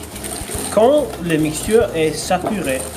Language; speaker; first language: French; non-native, learner; Latvian